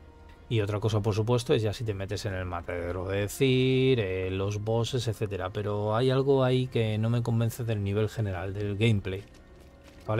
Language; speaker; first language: Spanish; native; Spanish